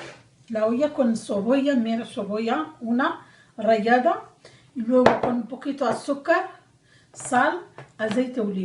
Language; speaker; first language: Spanish; non-native, learner; Arabic